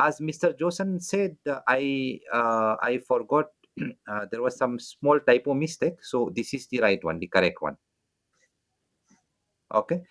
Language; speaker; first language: English; non-native, local second language; French